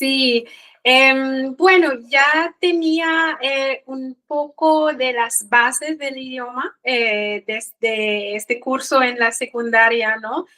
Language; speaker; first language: Spanish; non-native, fluent; Kikuyu